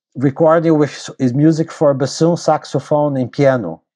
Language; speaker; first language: English; non-native, fluent; Portuguese